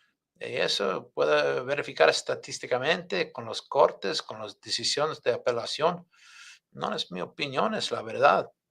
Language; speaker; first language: Spanish; non-native, fluent; English